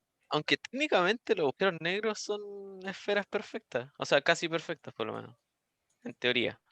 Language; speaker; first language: Spanish; native; Spanish